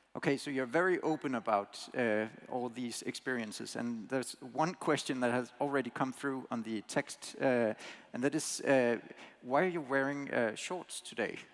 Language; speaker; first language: English; non-native, fluent; Danish